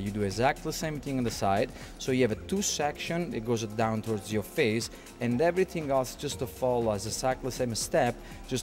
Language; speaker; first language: English; non-native, fluent; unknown